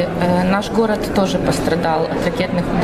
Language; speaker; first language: Russian; native; Russian